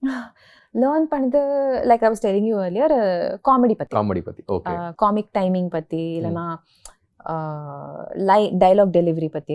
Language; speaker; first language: Tamil; non-native, local second language; Kannada